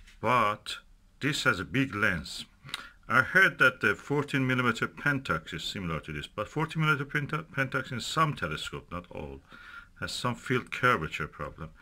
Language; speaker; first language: English; non-native, fluent; Persian